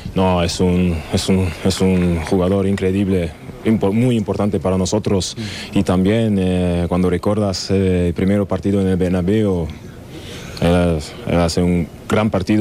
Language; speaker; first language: Spanish; non-native, learner; German